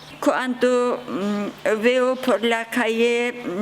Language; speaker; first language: Spanish; non-native, learner; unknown